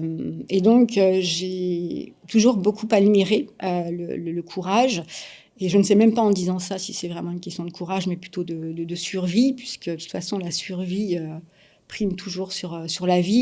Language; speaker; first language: French; native; French